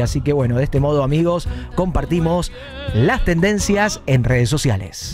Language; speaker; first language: Spanish; native; Spanish